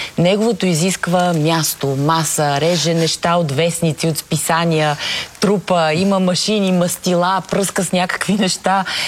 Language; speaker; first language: Bulgarian; native; Bulgarian